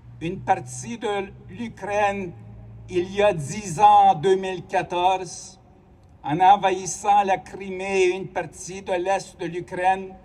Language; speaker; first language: French; non-native, local second language; Ukrainian